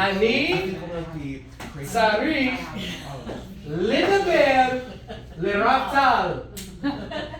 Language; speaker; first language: Hebrew; non-native, learner; English